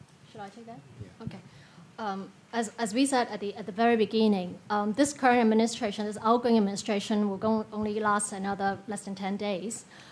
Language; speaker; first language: English; non-native, local second language; Cantonese